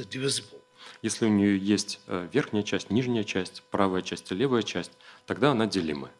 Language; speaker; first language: Russian; native; Russian